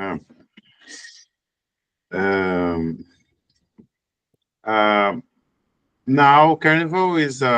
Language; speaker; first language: English; non-native, learner; Portuguese